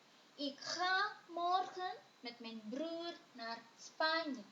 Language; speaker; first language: Dutch; non-native, fluent; Indonesian